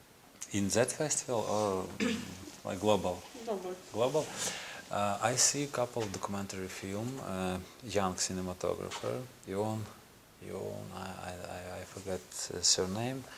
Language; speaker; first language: English; non-native, learner; Ukrainian